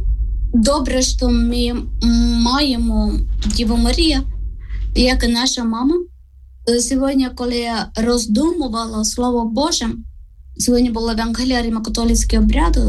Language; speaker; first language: Ukrainian; non-native, learner; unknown